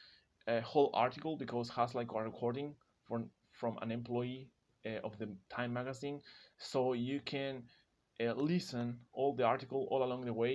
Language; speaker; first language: English; non-native, fluent; Spanish